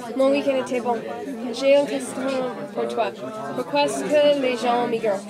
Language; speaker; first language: French; non-native, learner; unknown